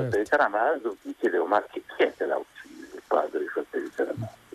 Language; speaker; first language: Italian; native; Italian